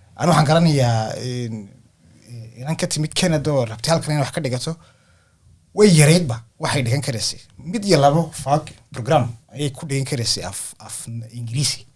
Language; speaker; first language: Somali; early bilingual, heritage; Somali